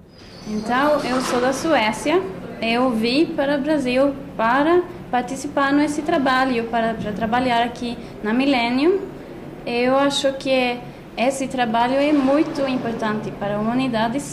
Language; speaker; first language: Portuguese; non-native, fluent; Swedish